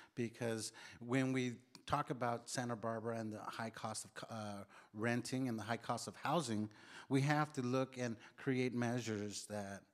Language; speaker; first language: English; early bilingual, other home language; Spanish